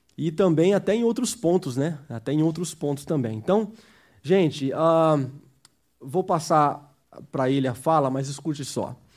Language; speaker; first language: Portuguese; early bilingual, heritage; Portuguese